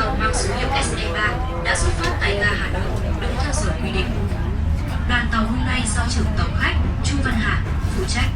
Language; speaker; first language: Vietnamese; native; Vietnamese